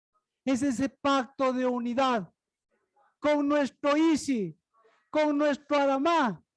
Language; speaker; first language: Spanish; native; Spanish